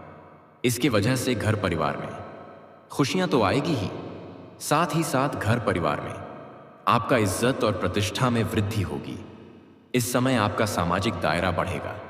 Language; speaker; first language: Hindi; native; Hindi